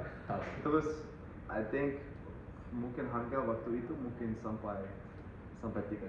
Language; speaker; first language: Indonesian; non-native, fluent; Dutch